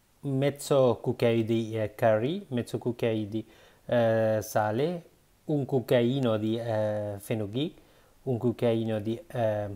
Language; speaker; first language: Italian; non-native, learner; Sinhala